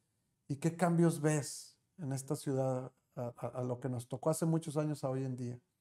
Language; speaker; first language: Spanish; native; Spanish